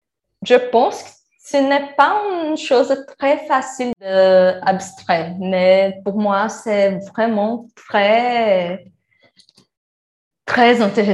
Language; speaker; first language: French; non-native, learner; Portuguese